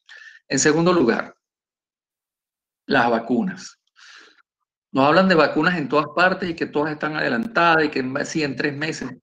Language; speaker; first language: Spanish; native; Spanish